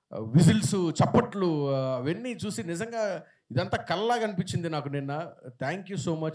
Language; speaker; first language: Telugu; native; Telugu